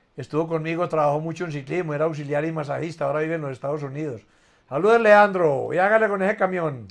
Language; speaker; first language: Spanish; native; Spanish